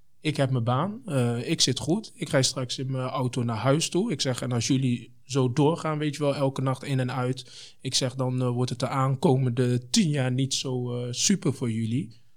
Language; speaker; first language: Dutch; early bilingual, other home language; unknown